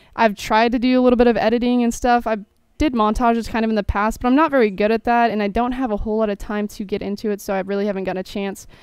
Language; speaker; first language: English; native; English